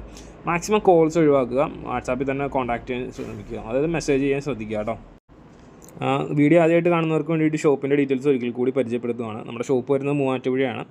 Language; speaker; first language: Malayalam; native; Malayalam